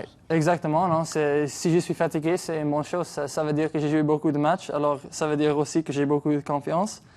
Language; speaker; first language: French; non-native, local second language; English